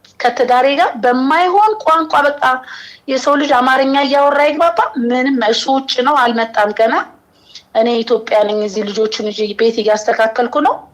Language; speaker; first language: Amharic; native; Amharic